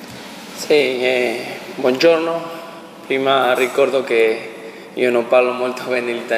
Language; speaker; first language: Italian; non-native, learner; Spanish